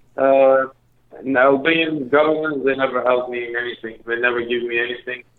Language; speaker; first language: English; early bilingual, other home language; Albanian